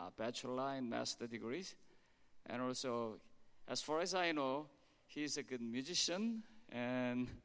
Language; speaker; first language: English; non-native, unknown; Korean